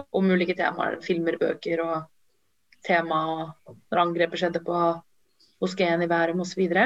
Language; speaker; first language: Norwegian; early bilingual, other home language; Tamil